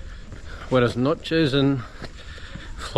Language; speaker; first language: Spanish; non-native, learner; English